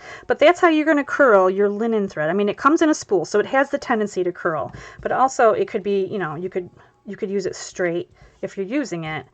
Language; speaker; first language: English; native; English